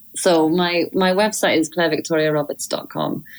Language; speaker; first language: English; native; English